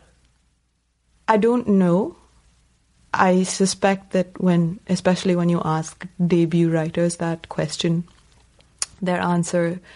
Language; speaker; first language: English; non-native, local second language; Tamil